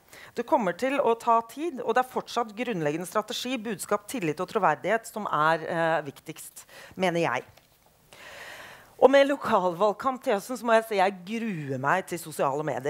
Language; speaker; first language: Norwegian; native; Norwegian